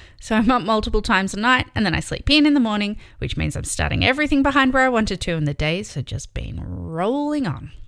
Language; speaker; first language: English; native; English